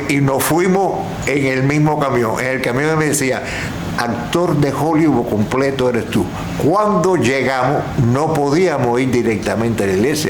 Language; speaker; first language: Spanish; native; Spanish